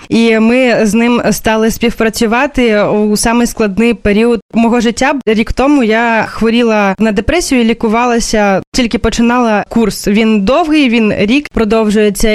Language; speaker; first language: Ukrainian; non-native, fluent; Russian